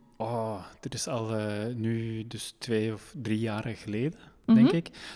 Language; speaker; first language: Dutch; non-native, local second language; French